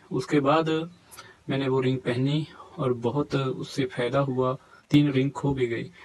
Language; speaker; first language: Hindi; non-native, local second language; Punjabi